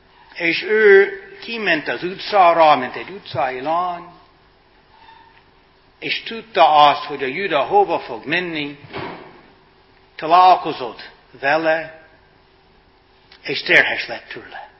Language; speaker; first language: Hungarian; non-native, fluent; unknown